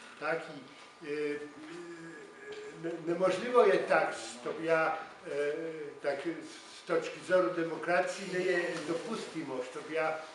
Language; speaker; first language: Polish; non-native, learner; Ukrainian